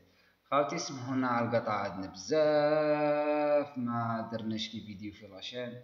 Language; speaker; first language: Arabic; native; Arabic